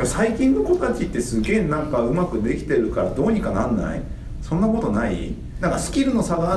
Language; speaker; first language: Japanese; native; Japanese